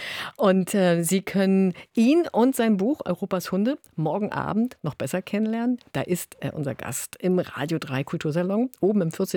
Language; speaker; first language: German; native; German